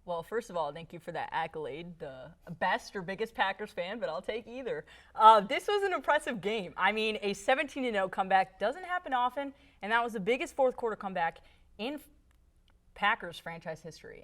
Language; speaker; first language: English; native; English